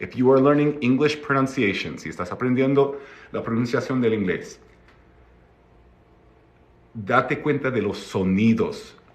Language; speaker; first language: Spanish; non-native, fluent; English